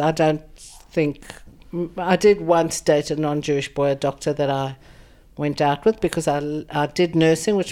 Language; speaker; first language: English; native; English